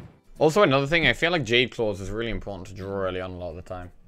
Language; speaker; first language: English; native; English